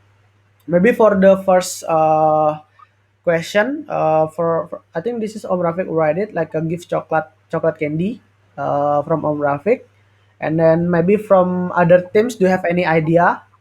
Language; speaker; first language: English; non-native, learner; Indonesian